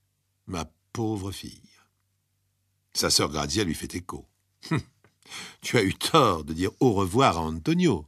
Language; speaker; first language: French; native; French